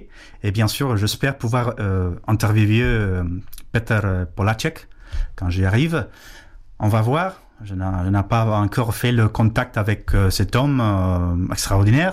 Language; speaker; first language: French; non-native, fluent; Spanish